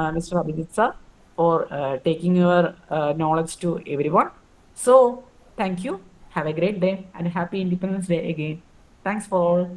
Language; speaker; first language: English; non-native, local second language; Malayalam